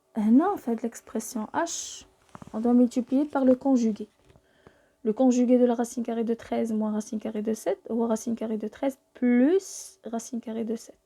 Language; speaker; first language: French; non-native, local second language; Arabic